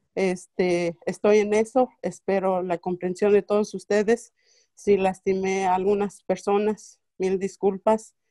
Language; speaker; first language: Spanish; non-native, local second language; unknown